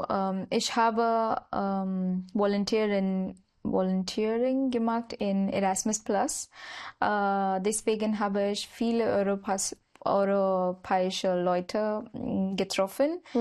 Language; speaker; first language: German; non-native, learner; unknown